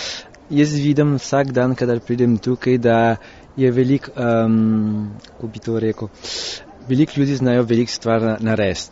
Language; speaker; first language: Slovenian; early bilingual, heritage; Slovenian